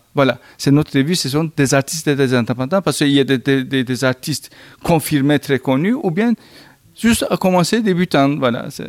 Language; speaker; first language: French; non-native, fluent; Turkish